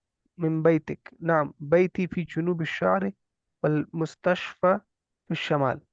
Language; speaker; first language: Arabic; non-native, learner; Urdu